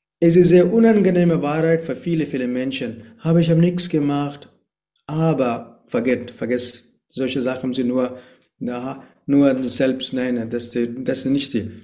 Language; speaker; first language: German; non-native, fluent; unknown